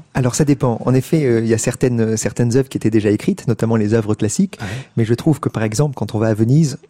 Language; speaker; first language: French; native; French